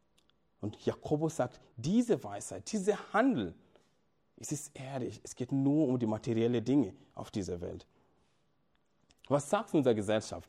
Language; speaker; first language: German; non-native, fluent; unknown